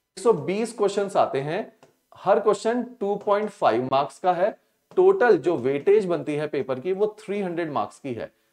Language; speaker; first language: Hindi; non-native, local second language; Punjabi